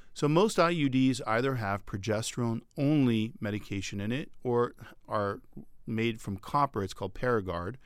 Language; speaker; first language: English; early bilingual, other home language; French